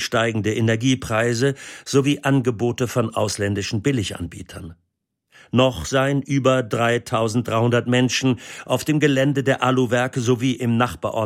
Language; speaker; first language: German; native; German